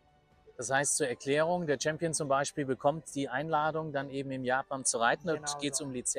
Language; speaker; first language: German; native; German